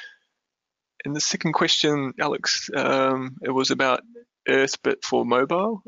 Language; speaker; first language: English; native; English